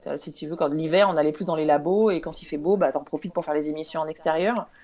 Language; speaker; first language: French; native; French